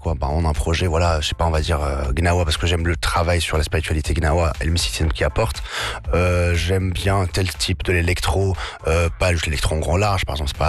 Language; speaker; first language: French; non-native, local second language; Arabic